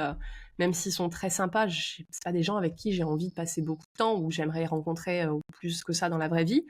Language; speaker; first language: French; native; French